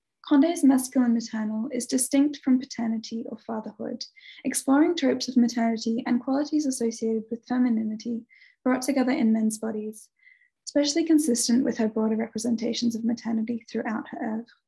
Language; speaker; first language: English; native; English